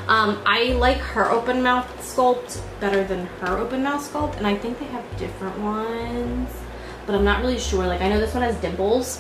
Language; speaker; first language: English; native; English